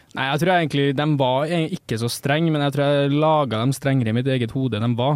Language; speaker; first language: Norwegian; native; Norwegian